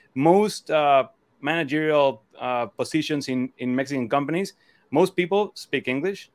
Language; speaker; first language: English; non-native, fluent; Spanish